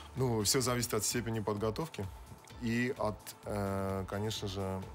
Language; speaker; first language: Russian; native; Russian